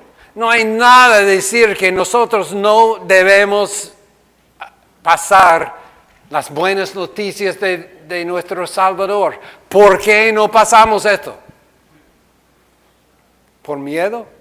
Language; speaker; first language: Spanish; non-native, fluent; English